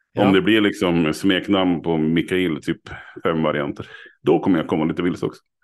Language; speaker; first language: Swedish; native; Swedish